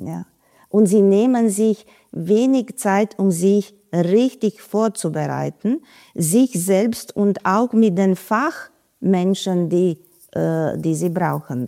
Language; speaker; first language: German; non-native, fluent; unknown